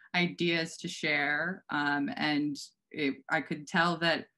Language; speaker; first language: English; native; English